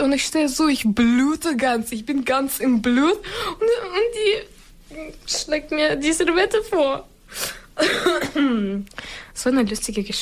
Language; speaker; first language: German; non-native, learner; Ukrainian